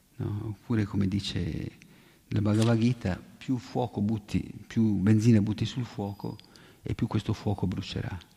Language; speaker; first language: Italian; native; Italian